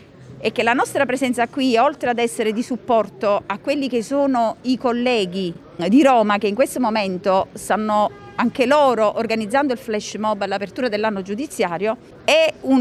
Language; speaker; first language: Italian; native; Italian